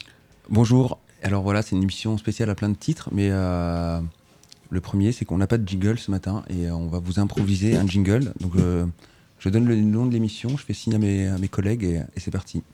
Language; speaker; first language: French; native; French